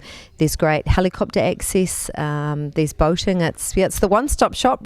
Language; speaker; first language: English; native; English